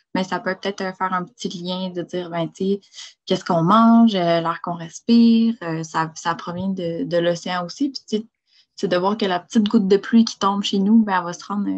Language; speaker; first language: French; native; French